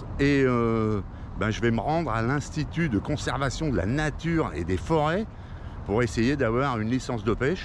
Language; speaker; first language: French; native; French